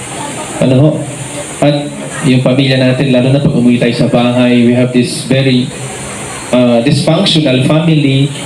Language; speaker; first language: Filipino; native; Filipino